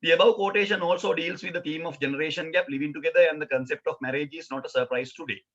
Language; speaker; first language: English; non-native, local second language; Sinhala